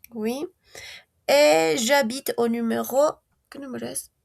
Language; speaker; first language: French; non-native, fluent; Spanish